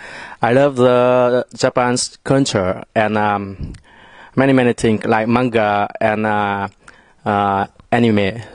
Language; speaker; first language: English; non-native, learner; Vietnamese